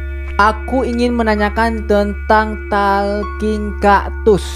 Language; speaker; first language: Indonesian; native; Indonesian